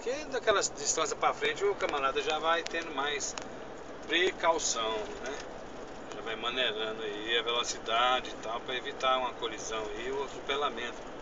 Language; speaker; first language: Portuguese; native; Portuguese